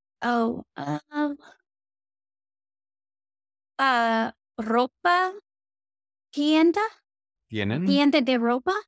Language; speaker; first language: Spanish; non-native, learner; English